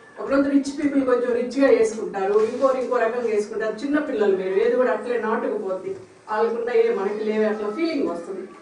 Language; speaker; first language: Telugu; native; Telugu